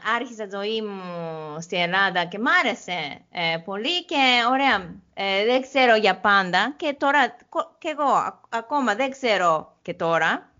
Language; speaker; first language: Greek; non-native, learner; Japanese